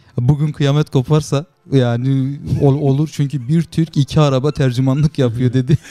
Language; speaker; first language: Turkish; native; Turkish